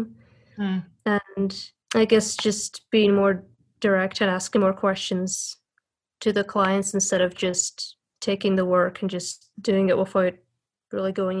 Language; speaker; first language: English; native; English